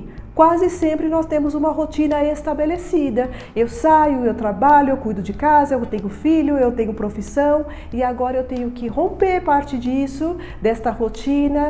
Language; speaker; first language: Portuguese; native; Portuguese